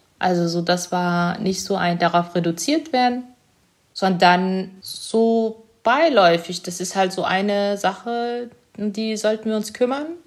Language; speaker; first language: German; early bilingual, other home language; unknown